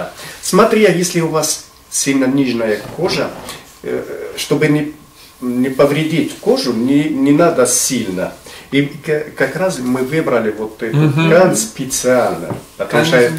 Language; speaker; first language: Russian; non-native, fluent; Arabic